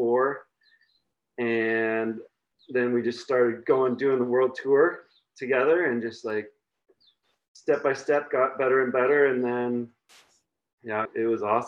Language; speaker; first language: English; native; English